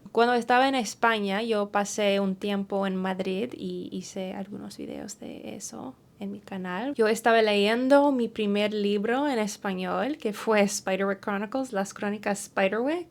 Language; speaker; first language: Spanish; early bilingual, heritage; English